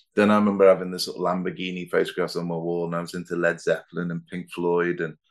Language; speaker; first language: English; native; English